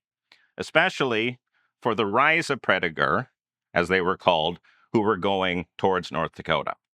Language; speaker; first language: English; native; English